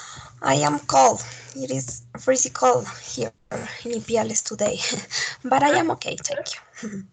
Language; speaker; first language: English; non-native, fluent; Spanish